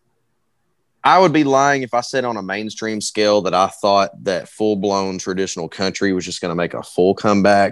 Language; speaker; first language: English; native; English